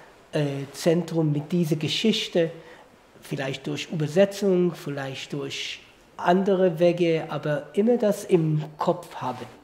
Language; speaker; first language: German; non-native, fluent; Hebrew